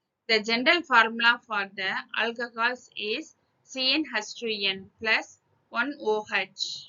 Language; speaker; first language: English; non-native, local second language; Tamil